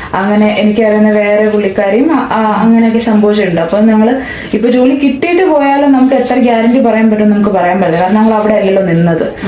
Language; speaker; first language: Malayalam; non-native, local second language; English